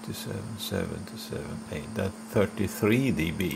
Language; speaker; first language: English; non-native, fluent; Swedish